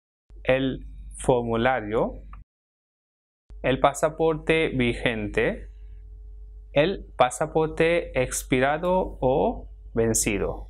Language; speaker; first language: Spanish; non-native, fluent; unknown